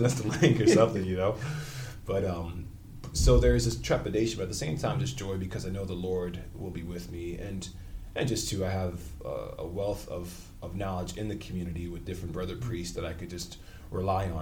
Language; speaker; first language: English; native; English